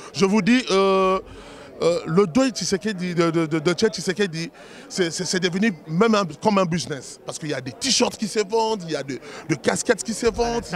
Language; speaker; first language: French; non-native, local second language; Lingala